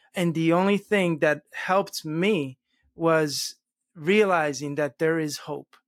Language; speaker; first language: English; early bilingual, other home language; Spanish